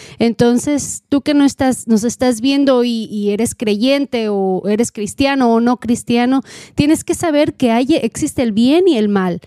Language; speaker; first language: Spanish; native; Spanish